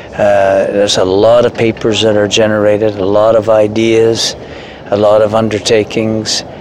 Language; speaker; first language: English; native; English